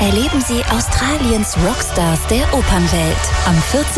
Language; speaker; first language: German; native; German